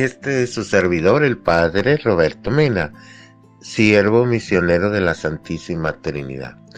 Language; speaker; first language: Spanish; native; Spanish